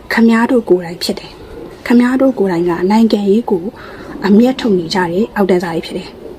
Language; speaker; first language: Burmese; native; Burmese